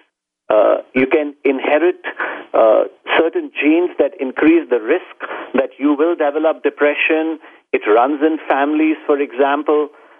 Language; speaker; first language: English; non-native, local second language; Hindi